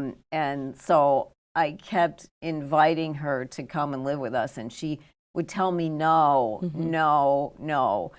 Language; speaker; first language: English; native; English